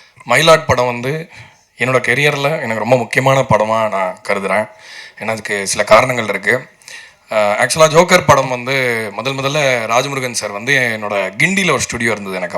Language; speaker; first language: Tamil; native; Tamil